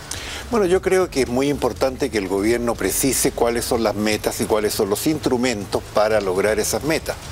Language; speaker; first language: Spanish; native; Spanish